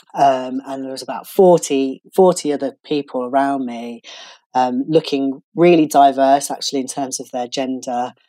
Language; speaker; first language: English; native; English